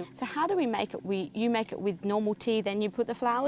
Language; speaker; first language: English; native; English